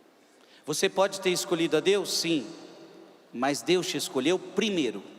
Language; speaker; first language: Portuguese; native; Portuguese